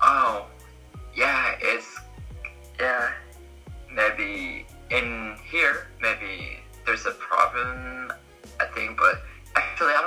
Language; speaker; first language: English; non-native, learner; Korean